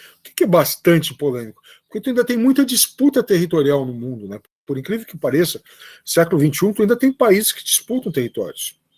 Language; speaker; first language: Portuguese; native; Portuguese